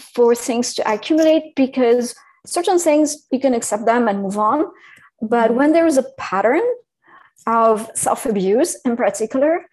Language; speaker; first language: English; non-native, fluent; Arabic